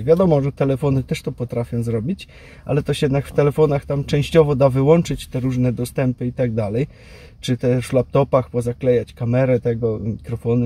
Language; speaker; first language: Polish; native; Polish